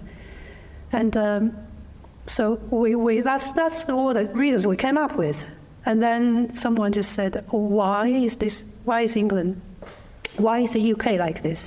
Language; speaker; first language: English; non-native, fluent; Chinese